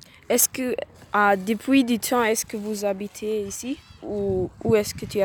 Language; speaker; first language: French; non-native, learner; German